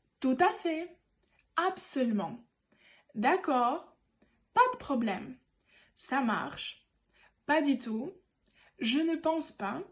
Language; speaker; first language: French; non-native, fluent; Ukrainian